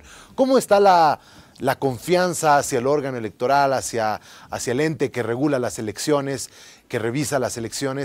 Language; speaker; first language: Spanish; native; Spanish